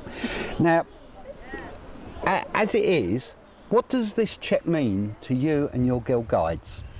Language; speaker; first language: English; native; English